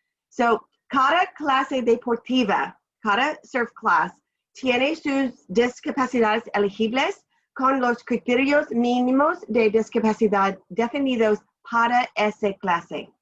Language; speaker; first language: Spanish; non-native, learner; English